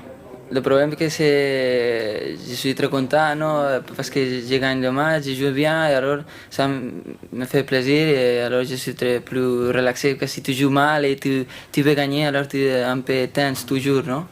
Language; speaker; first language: French; non-native, fluent; Spanish